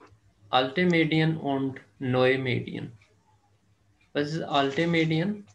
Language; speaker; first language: German; non-native, fluent; Urdu